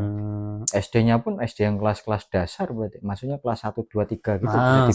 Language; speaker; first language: Indonesian; native; Indonesian